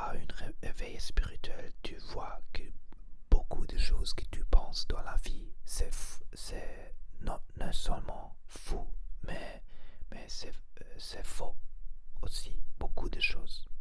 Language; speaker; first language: French; non-native, learner; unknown